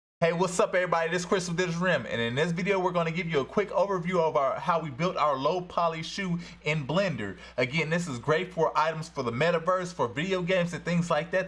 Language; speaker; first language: English; native; English